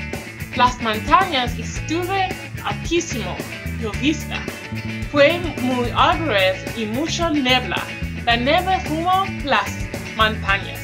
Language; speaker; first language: Spanish; non-native, learner; English